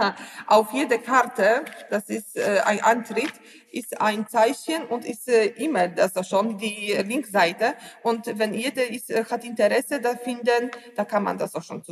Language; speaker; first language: German; non-native, learner; Polish